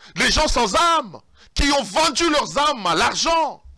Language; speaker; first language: French; non-native, local second language; Lingala